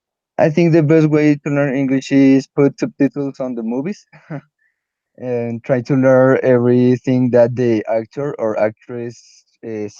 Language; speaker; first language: English; non-native, learner; Spanish